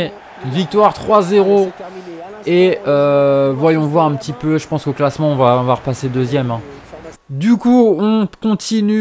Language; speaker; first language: French; native; French